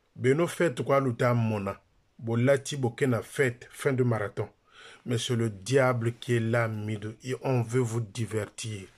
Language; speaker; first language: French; non-native, local second language; Lingala